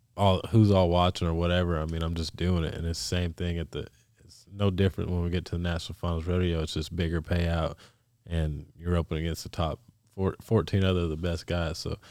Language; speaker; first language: English; native; English